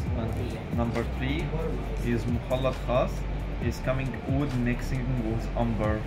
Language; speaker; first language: English; non-native, learner; Arabic